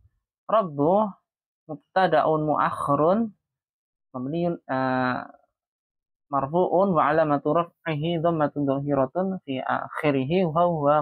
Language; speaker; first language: Arabic; non-native, fluent; Indonesian